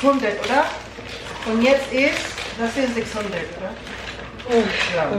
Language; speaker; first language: German; non-native, learner; Filipino